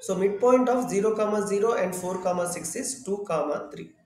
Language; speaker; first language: English; non-native, local second language; Telugu